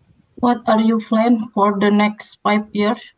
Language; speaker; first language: English; non-native, learner; Indonesian